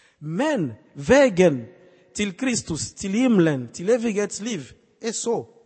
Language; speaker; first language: Swedish; non-native, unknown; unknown